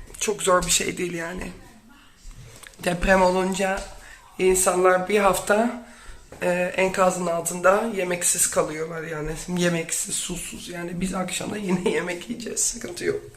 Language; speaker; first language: Turkish; non-native, learner; Dutch